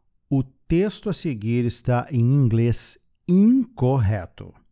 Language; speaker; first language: Portuguese; native; Portuguese